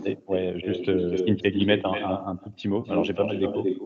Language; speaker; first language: French; native; French